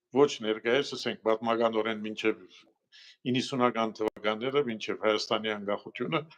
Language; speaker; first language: Armenian; early bilingual, heritage; Armenian